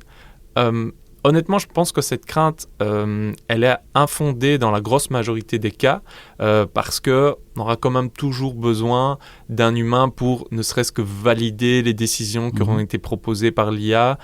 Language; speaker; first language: French; native; French